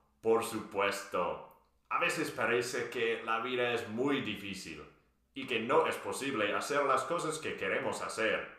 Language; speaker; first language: Spanish; non-native, fluent; English